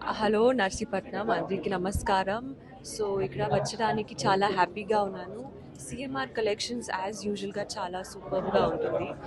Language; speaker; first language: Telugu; non-native, learner; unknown